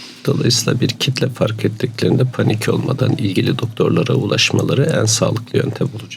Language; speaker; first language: Turkish; native; Turkish